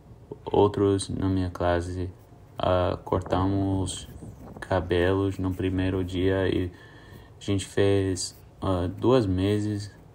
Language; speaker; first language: Portuguese; early bilingual, heritage; English